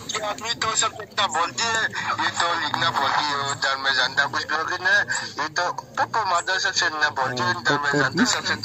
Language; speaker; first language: Hindi; non-native, local second language; Mizo